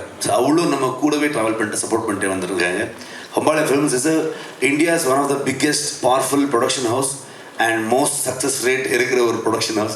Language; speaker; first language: Tamil; non-native, local second language; Kannada